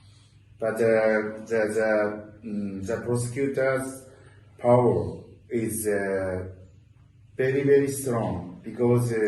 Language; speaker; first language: English; non-native, learner; Japanese